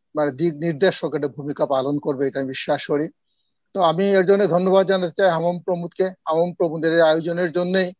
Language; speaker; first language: Bangla; non-native, local second language; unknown